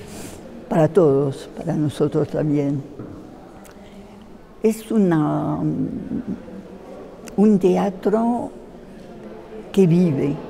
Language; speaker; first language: Spanish; non-native, fluent; French